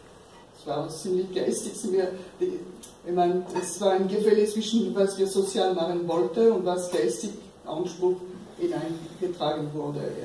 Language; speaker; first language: German; non-native, fluent; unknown